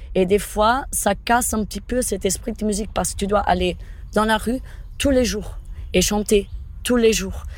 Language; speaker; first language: French; non-native, fluent; Portuguese